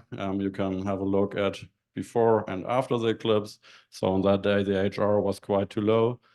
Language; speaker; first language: English; non-native, fluent; German